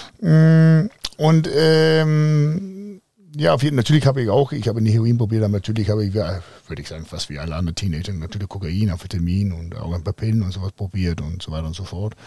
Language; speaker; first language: German; non-native, fluent; Danish